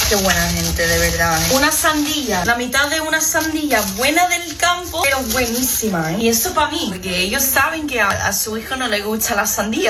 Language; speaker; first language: Spanish; non-native, fluent; English